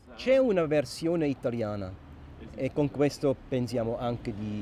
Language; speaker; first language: Italian; non-native, local second language; German